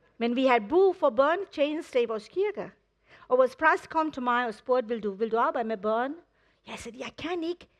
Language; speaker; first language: Danish; non-native, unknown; English